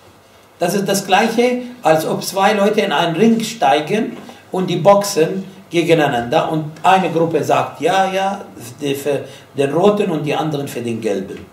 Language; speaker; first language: German; non-native, fluent; Arabic